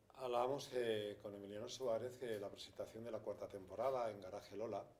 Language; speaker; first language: Spanish; native; Spanish